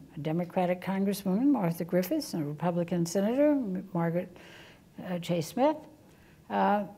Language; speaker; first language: English; native; English